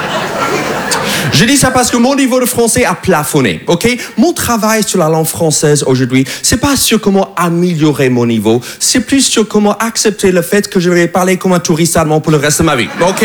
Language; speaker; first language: French; non-native, fluent; English